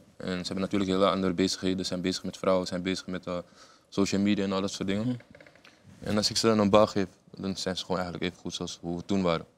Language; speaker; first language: Dutch; native; Dutch